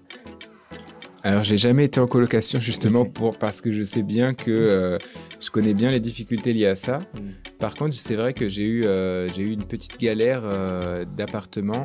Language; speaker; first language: French; native; French